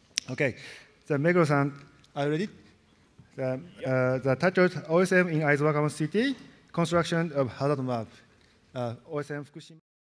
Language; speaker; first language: English; non-native, learner; Japanese